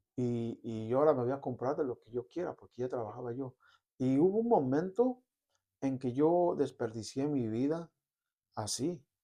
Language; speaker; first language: Spanish; native; Spanish